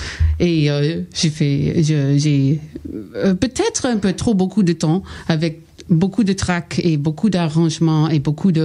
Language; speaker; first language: French; non-native, learner; English